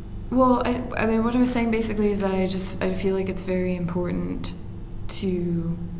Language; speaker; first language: English; native; English